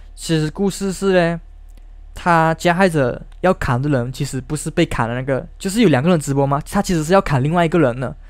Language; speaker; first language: Chinese; native; Chinese